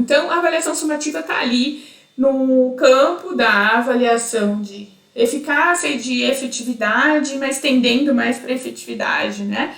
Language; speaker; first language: Portuguese; native; Portuguese